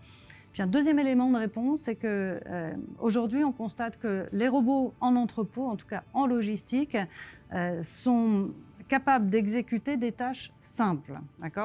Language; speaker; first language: French; native; French